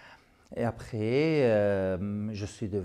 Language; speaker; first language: French; non-native, local second language; Arabic